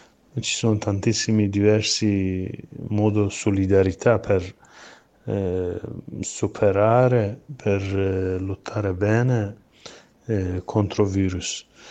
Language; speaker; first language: Italian; non-native, learner; Kurdish